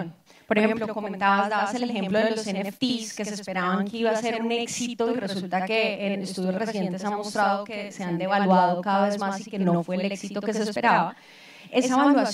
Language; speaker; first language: Spanish; native; Spanish